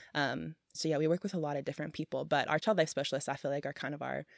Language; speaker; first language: English; native; English